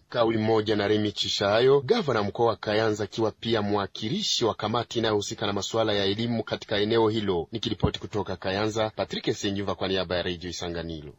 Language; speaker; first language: Swahili; non-native, local second language; Rundi